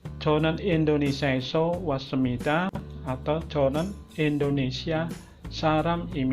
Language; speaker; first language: Korean; non-native, fluent; Indonesian